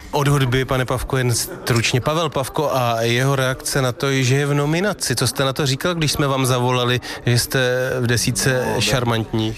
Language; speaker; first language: Czech; native; Czech